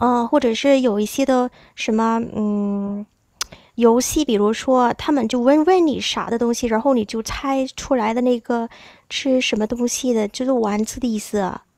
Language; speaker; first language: Chinese; non-native, fluent; Vietnamese